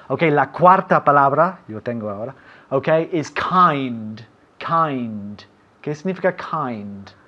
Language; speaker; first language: Spanish; non-native, fluent; English